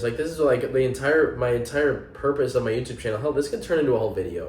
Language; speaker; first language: English; native; English